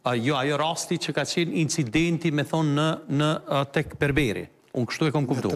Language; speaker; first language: Albanian; native; Albanian